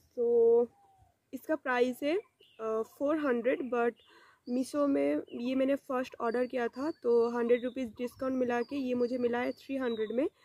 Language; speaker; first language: Hindi; non-native, local second language; Bangla